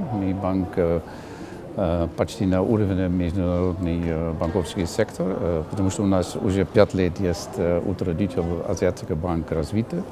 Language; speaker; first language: Russian; non-native, learner; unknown